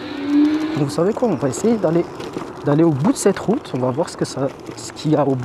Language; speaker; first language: French; native; French